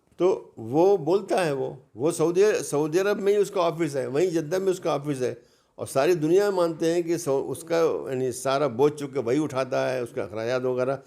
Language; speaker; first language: Urdu; native; Urdu